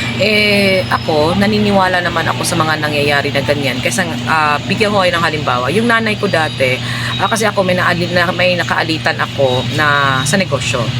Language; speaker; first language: Filipino; non-native, local second language; Cebuano